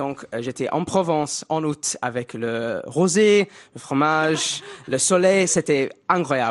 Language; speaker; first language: French; non-native, fluent; English